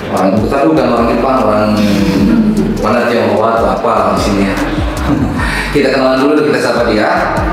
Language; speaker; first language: Indonesian; native; Indonesian